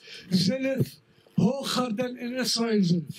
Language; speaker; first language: Dutch; non-native, fluent; Arabic